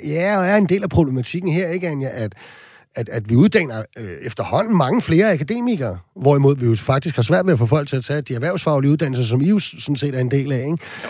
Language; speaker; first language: Danish; native; Danish